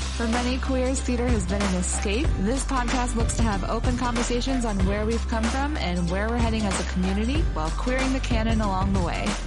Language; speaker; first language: English; native; English